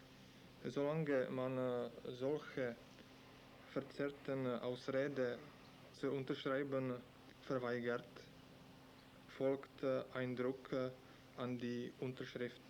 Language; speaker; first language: German; non-native, learner; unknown